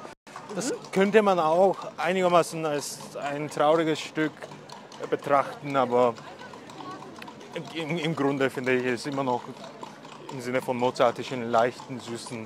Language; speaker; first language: German; non-native, fluent; Korean